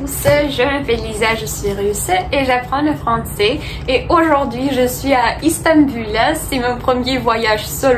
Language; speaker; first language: French; non-native, fluent; Russian